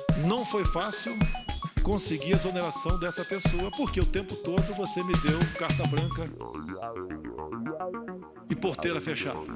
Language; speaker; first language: Portuguese; native; Portuguese